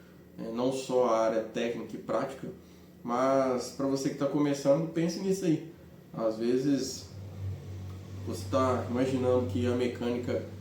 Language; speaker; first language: Portuguese; native; Portuguese